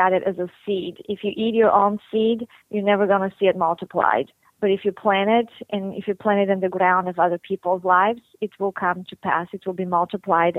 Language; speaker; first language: English; non-native, fluent; Bulgarian